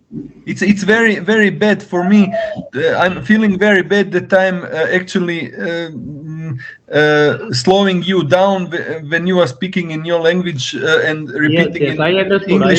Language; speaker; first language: English; non-native, learner; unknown